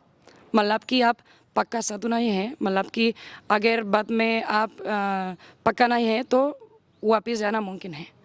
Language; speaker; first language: Hindi; non-native, learner; Spanish